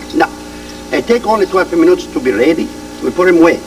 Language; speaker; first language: English; non-native, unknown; Italian